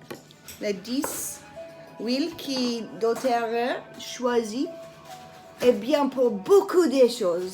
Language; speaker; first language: French; non-native, learner; English